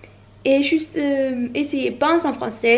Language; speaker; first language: French; non-native, learner; Norwegian